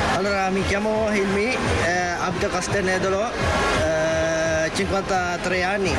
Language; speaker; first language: Italian; non-native, learner; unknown